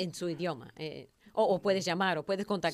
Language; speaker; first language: Spanish; native; Spanish